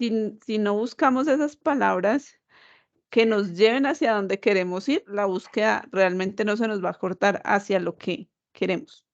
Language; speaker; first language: Spanish; native; Spanish